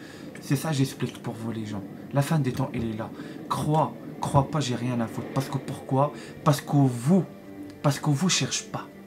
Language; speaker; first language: French; non-native, learner; Arabic